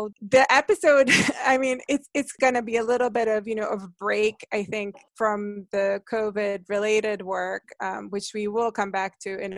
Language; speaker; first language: English; non-native, fluent; Hungarian